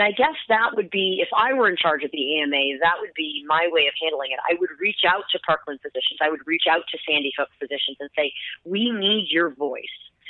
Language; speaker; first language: English; native; English